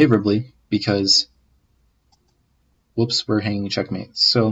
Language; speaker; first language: English; native; English